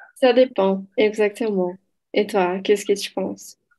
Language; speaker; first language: French; non-native, learner; Portuguese